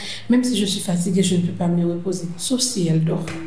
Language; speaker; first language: French; non-native, local second language; Haitian Creole